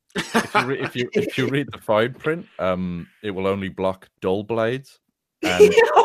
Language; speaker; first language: English; native; English